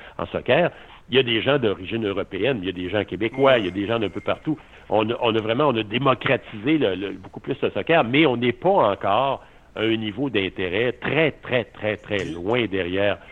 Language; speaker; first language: French; native; French